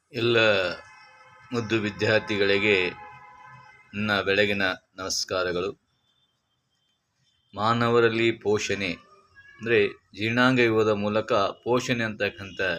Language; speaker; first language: Kannada; native; Kannada